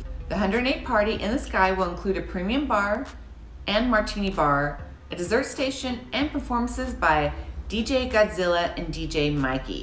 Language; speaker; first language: English; native; English